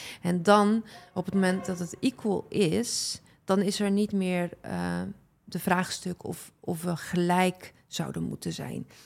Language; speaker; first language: Dutch; early bilingual, other home language; Arabic